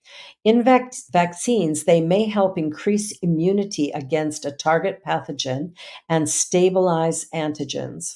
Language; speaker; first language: English; native; English